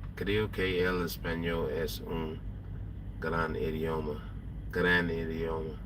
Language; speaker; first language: Spanish; non-native, learner; English